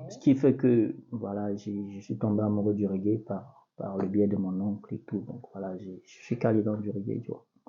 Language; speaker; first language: French; non-native, local second language; Basaa